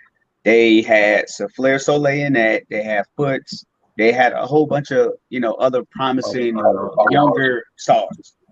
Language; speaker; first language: English; native; English